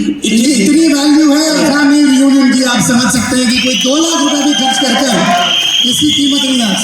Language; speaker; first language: Hindi; native; Hindi